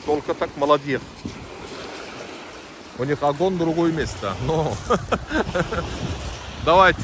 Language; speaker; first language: Russian; non-native, learner; Turkish